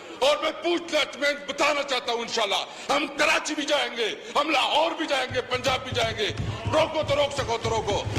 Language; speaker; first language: Urdu; non-native, local second language; Pashto